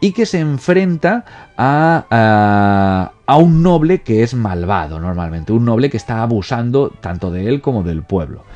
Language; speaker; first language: Spanish; native; Spanish